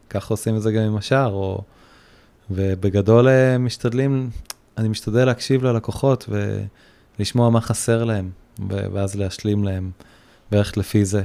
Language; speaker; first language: Hebrew; native; Hebrew